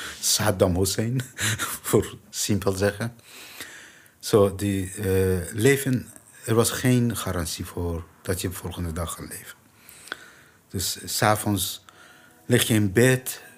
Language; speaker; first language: Dutch; non-native, learner; Persian